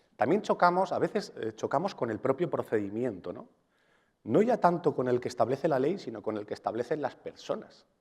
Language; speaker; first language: Spanish; non-native, local second language; Catalan